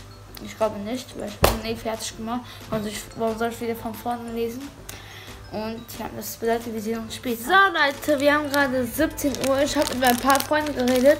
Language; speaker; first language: German; early bilingual, other home language; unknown